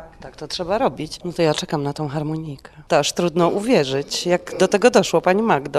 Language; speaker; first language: Polish; native; Polish